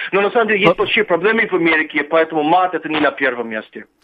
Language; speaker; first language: Russian; non-native, fluent; English